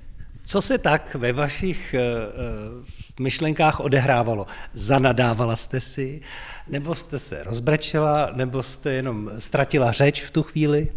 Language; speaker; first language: Czech; native; Czech